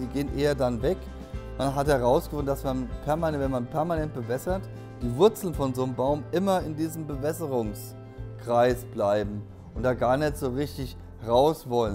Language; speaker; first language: German; native; German